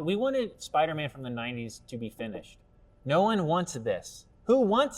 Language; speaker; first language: English; native; English